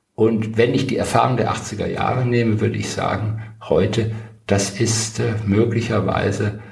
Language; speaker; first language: German; native; German